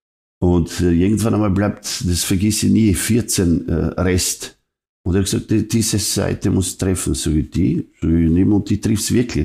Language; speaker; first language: German; non-native, fluent; Serbian